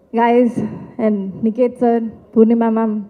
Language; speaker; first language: Tamil; non-native, local second language; Malayalam